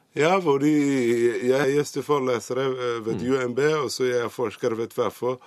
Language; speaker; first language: Norwegian; non-native, fluent; Somali